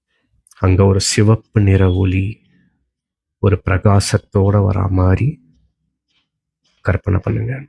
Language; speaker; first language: Tamil; native; Tamil